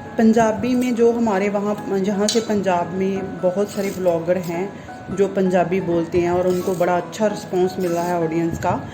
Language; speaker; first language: Hindi; non-native, local second language; Punjabi